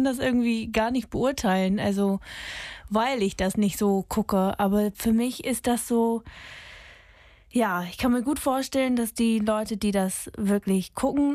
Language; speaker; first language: German; non-native, fluent; English